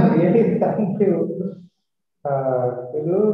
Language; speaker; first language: English; non-native, learner; Malayalam